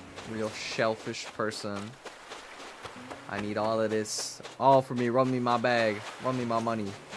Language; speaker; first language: English; native; English